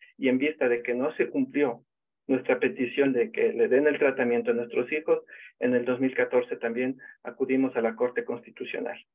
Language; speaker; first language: Spanish; native; Spanish